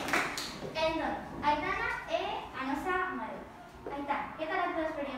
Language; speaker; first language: Spanish; non-native, local second language; Galician